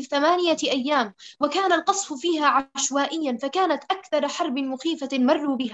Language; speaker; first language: Arabic; native; Arabic